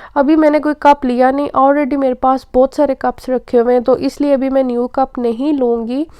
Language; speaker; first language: Urdu; native; Urdu